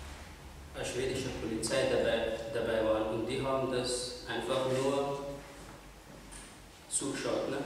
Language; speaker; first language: German; non-native, fluent; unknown